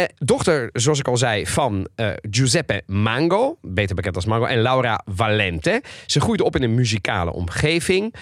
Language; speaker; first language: Dutch; early bilingual, other home language; Italian